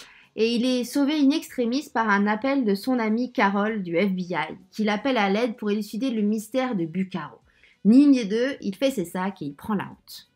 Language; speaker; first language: French; native; French